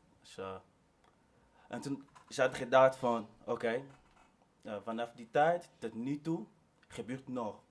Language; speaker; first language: Dutch; non-native, learner; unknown